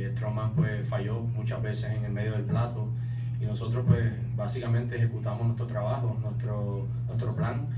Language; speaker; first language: Spanish; native; Spanish